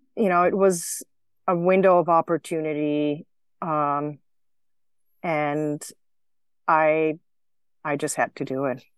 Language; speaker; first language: English; non-native, fluent; Slovenian